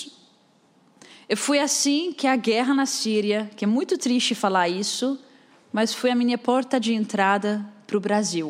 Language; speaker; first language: Portuguese; non-native, fluent; Arabic